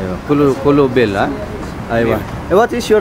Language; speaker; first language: Arabic; non-native, learner; Filipino